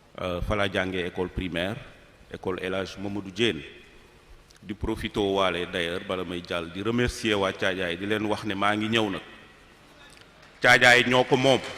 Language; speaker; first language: Wolof; non-native, local second language; Fula